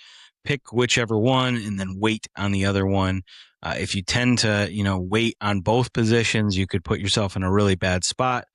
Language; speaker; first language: English; native; English